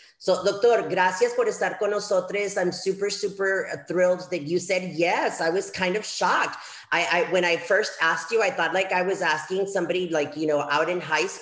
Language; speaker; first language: English; early bilingual, other home language; Spanish